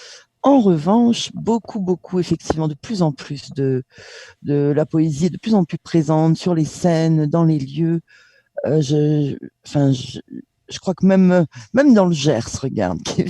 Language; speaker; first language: French; native; French